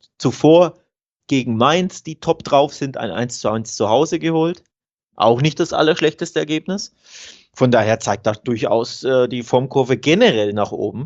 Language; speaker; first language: German; native; German